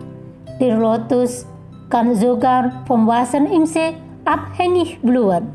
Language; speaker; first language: German; non-native, fluent; Indonesian